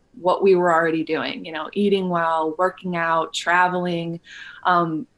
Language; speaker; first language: English; native; English